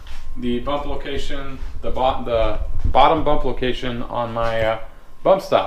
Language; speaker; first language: English; native; English